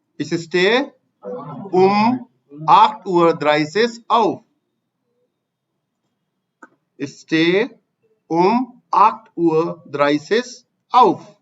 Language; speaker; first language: German; non-native, fluent; Hindi